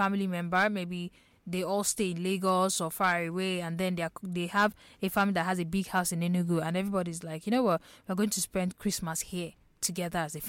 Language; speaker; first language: English; non-native, local second language; Igbo